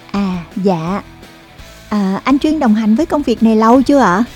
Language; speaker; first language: Vietnamese; native; Vietnamese